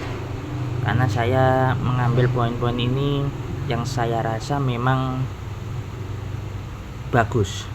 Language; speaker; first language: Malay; non-native, local second language; Javanese